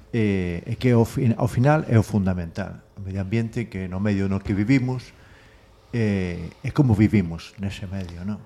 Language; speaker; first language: Galician; non-native, local second language; Spanish